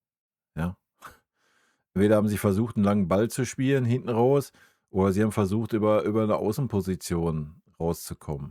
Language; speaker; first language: German; native; German